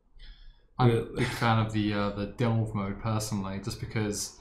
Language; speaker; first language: English; native; English